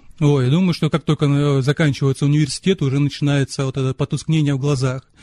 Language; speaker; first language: Russian; native; Russian